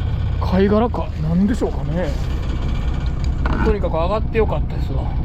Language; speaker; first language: Japanese; native; Japanese